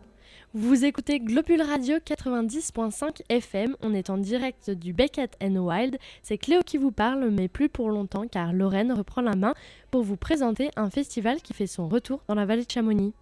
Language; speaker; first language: French; native; French